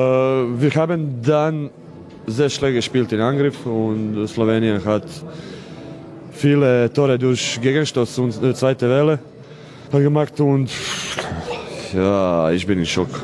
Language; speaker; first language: German; non-native, fluent; Croatian